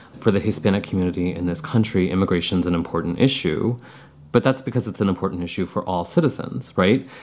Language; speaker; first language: English; early bilingual, other home language; Bangla